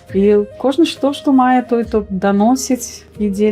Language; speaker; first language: Belarusian; native; Belarusian